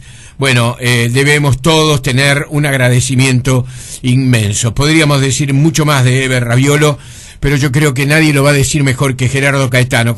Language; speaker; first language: Spanish; native; Spanish